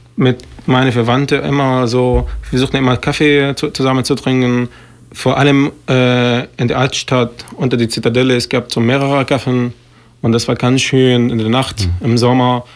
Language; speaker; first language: German; non-native, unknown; Arabic